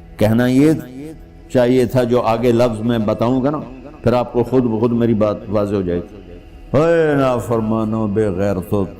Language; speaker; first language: Urdu; non-native, local second language; Punjabi